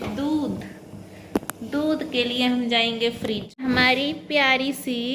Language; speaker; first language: Hindi; non-native, local second language; Punjabi